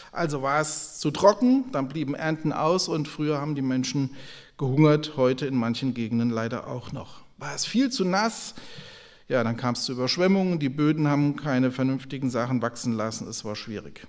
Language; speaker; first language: German; native; German